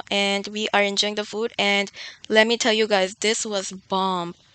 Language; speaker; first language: Bangla; early bilingual, heritage; Bangla